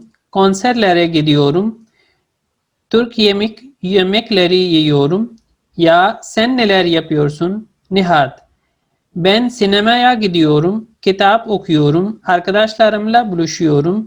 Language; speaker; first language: Turkish; non-native, fluent; Urdu